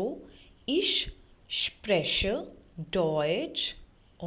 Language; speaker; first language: German; non-native, fluent; Hindi